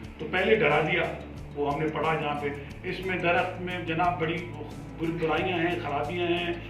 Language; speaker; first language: Urdu; non-native, local second language; Sindhi